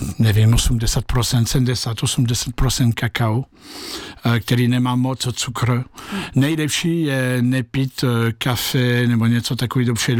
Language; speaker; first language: Czech; non-native, learner; French